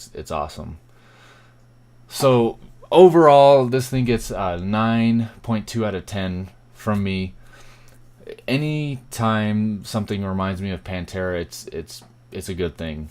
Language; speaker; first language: English; native; English